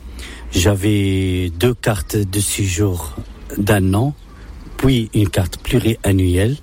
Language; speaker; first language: French; non-native, local second language; Arabic